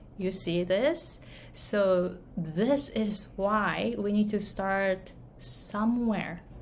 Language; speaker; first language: English; non-native, fluent; Japanese